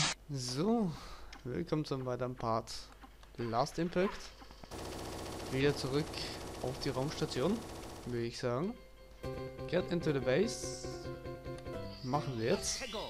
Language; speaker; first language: German; native; German